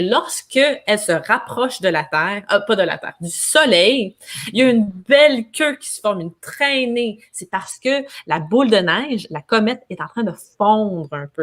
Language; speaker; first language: French; native; French